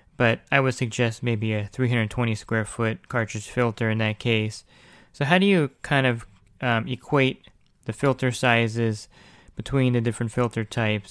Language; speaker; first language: English; native; English